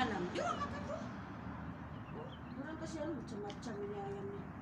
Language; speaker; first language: Indonesian; non-native, learner; Cebuano